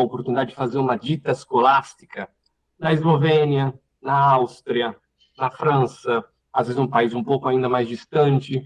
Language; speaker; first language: Portuguese; native; Portuguese